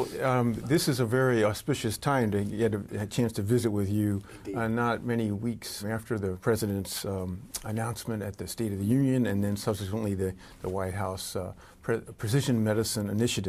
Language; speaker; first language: English; native; English